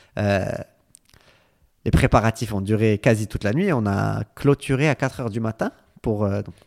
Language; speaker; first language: French; non-native, local second language; Arabic